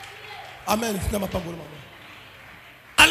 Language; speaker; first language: Portuguese; non-native, learner; Lingala